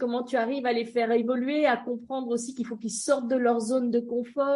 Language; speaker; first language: French; native; French